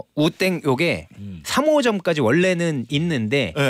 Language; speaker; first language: Korean; native; Korean